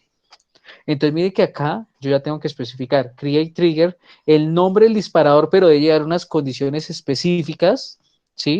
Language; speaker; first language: Spanish; native; Spanish